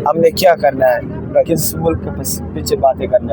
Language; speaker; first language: Hindi; early bilingual, other home language; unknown